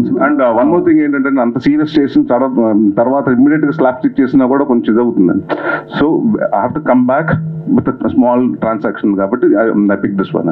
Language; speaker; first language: Telugu; native; Telugu